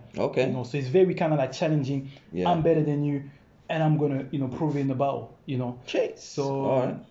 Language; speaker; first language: English; non-native, fluent; French